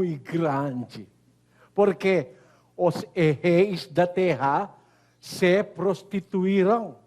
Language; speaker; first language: Portuguese; non-native, learner; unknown